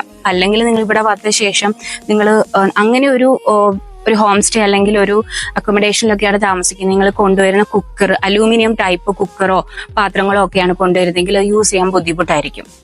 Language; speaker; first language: Malayalam; native; Malayalam